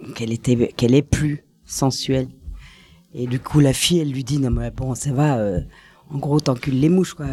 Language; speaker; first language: French; native; French